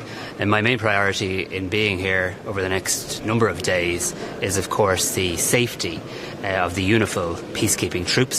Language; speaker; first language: English; native; English